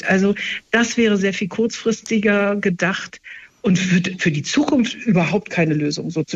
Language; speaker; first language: German; native; German